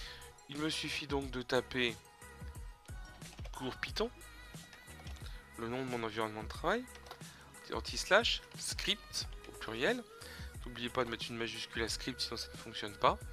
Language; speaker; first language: French; native; French